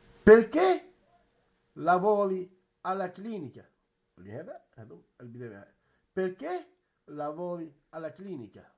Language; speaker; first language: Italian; non-native, fluent; Arabic